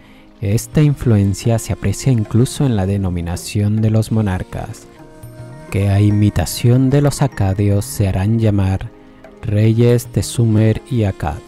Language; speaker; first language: Spanish; native; Spanish